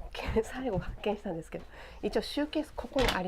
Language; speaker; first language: Japanese; native; Japanese